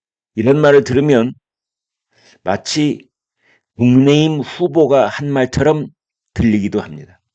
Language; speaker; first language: Korean; native; Korean